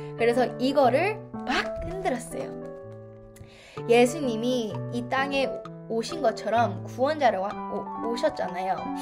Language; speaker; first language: Korean; early bilingual, heritage; Korean